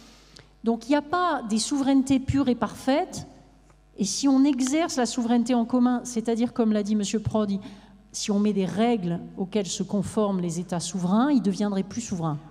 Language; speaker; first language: French; native; French